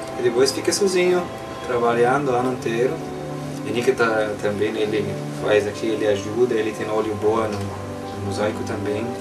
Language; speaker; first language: Portuguese; non-native, learner; Arabic